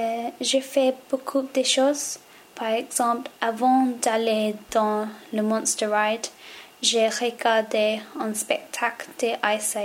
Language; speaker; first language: French; non-native, learner; English